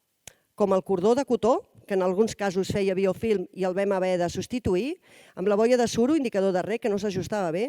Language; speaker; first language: Catalan; native; Catalan